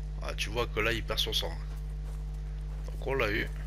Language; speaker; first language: French; native; French